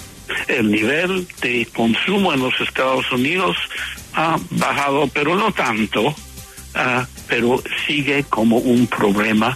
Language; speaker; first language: Spanish; non-native, fluent; English